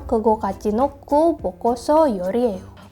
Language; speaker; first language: Korean; non-native, learner; Indonesian